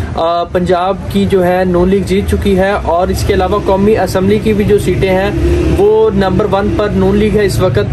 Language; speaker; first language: Urdu; non-native, local second language; Punjabi